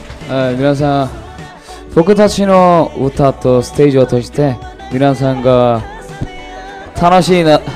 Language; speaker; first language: Japanese; non-native, learner; Korean